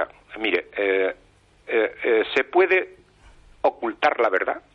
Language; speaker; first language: Spanish; native; Spanish